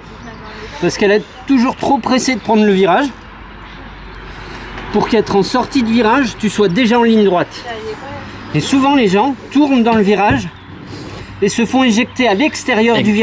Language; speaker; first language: French; native; French